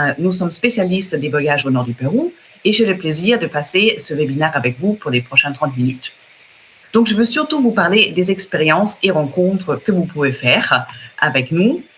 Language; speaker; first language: French; non-native, fluent; German